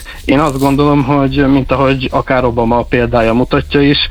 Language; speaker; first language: Hungarian; native; Hungarian